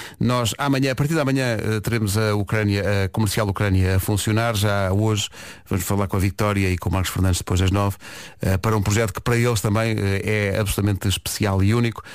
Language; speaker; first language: Portuguese; native; Portuguese